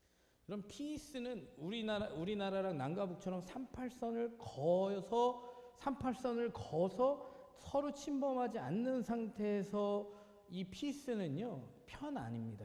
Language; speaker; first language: Korean; native; Korean